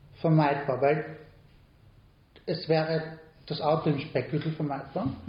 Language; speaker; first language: German; native; German